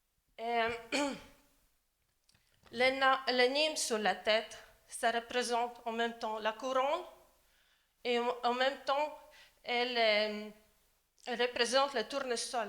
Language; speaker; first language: French; non-native, learner; Latvian